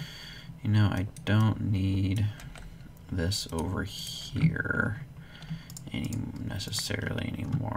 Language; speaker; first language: English; native; English